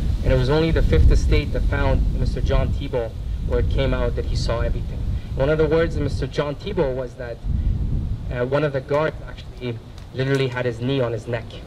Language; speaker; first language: English; native; English